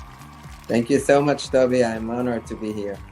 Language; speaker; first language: English; non-native, fluent; Hebrew